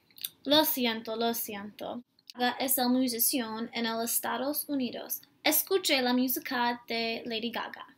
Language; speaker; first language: Spanish; non-native, learner; English